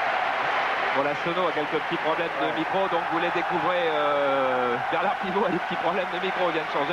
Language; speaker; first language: French; native; French